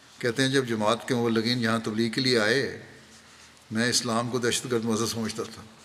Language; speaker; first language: Urdu; native; Urdu